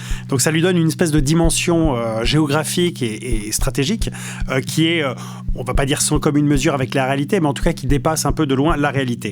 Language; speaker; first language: French; native; French